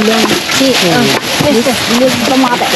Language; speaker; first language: Spanish; non-native, learner; Filipino